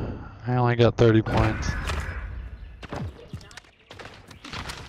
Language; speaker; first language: English; native; English